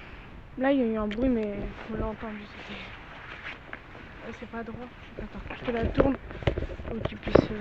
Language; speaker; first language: French; native; French